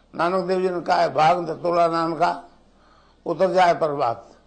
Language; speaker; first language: Hindi; native; Hindi